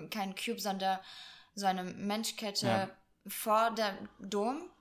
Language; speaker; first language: German; non-native, fluent; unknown